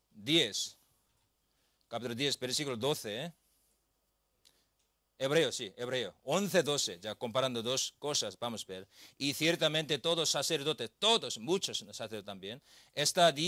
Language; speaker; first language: Spanish; non-native, learner; Korean